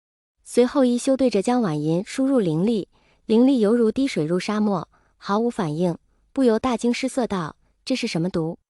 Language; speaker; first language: Chinese; native; Chinese